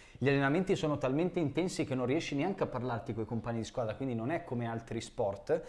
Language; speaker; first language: Italian; native; Italian